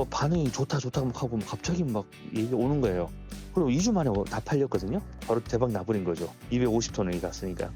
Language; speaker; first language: Korean; native; Korean